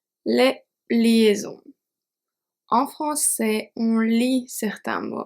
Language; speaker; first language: French; native; French